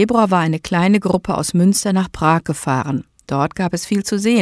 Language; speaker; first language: German; native; German